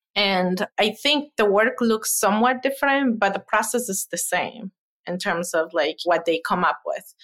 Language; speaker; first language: English; non-native, fluent; Spanish